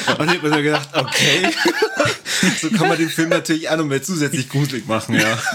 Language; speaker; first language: German; native; German